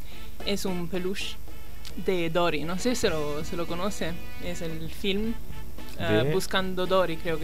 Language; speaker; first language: Spanish; non-native, learner; Italian